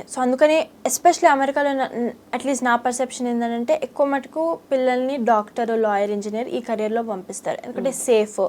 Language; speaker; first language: Telugu; early bilingual, heritage; Telugu